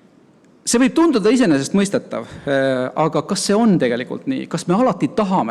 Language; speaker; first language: Estonian; native; Estonian